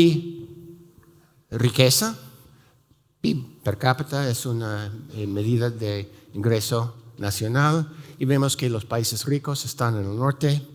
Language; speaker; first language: Spanish; non-native, fluent; English